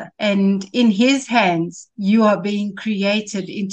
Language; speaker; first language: English; native; English